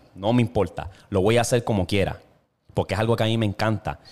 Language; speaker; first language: Spanish; native; Spanish